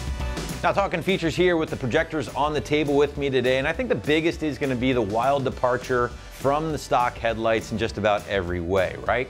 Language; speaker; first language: English; native; English